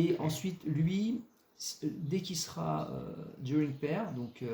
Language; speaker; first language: French; native; French